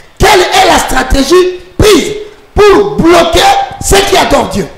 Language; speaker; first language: French; non-native, local second language; Lingala